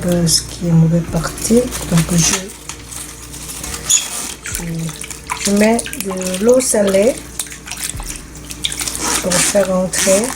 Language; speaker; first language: French; non-native, fluent; Korean